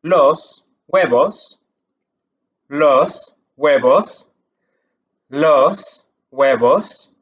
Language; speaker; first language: Spanish; early bilingual, heritage; Spanish